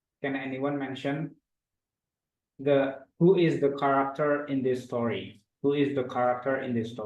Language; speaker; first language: English; non-native, fluent; Indonesian